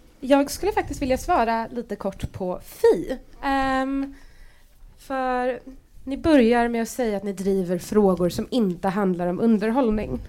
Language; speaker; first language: Swedish; native; Swedish